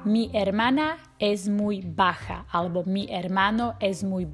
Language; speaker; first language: Spanish; non-native, fluent; Slovak